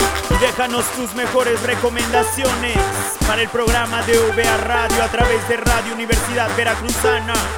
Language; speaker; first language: Spanish; native; Spanish